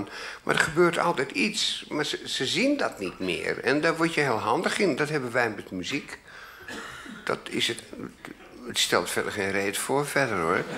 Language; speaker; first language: Dutch; native; Dutch